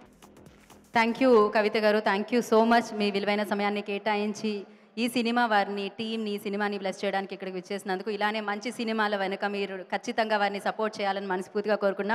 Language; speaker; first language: Telugu; native; Telugu